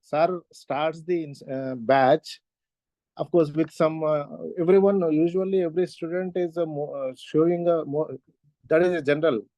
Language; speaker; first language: English; non-native, local second language; Telugu